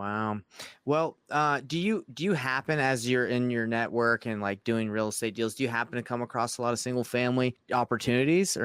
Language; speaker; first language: English; native; English